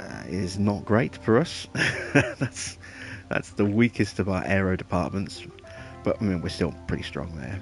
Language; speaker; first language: English; native; English